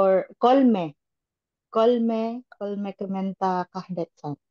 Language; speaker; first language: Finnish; non-native, learner; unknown